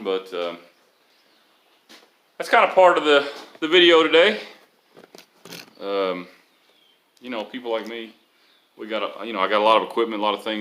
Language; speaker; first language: English; native; English